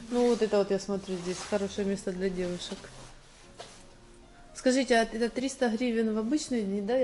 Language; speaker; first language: Russian; native; Russian